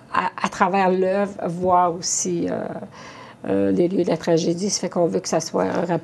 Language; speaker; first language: French; native; French